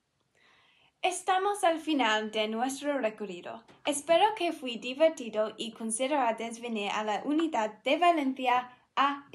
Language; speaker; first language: Spanish; non-native, learner; English